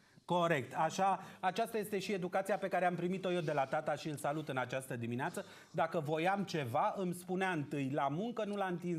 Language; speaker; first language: Romanian; native; Romanian